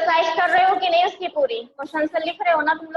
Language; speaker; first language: Hindi; native; Hindi